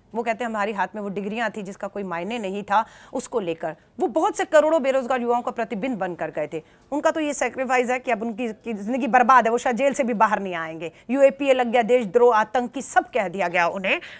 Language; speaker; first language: Hindi; native; Hindi